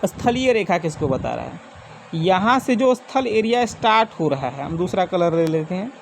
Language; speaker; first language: Hindi; native; Hindi